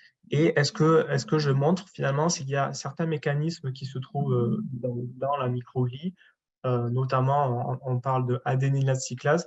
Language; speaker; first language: French; native; French